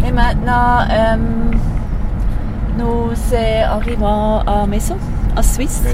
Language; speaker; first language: French; non-native, learner; English